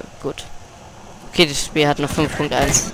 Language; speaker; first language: German; native; German